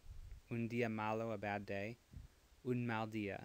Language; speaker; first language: Spanish; non-native, fluent; English